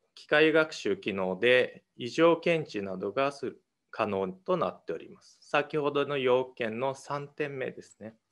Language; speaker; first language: Japanese; non-native, fluent; Mongolian